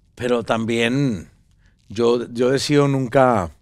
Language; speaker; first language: Spanish; native; Spanish